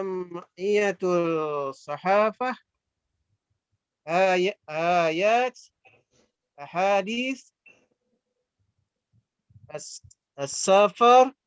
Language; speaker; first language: Arabic; non-native, learner; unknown